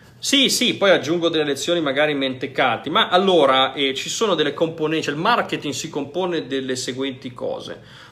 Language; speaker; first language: Italian; native; Italian